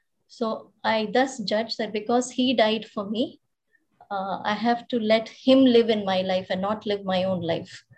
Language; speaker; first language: English; non-native, local second language; Tamil